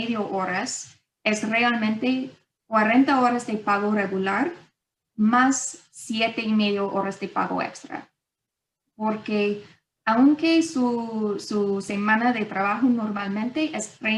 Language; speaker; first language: Spanish; non-native, fluent; English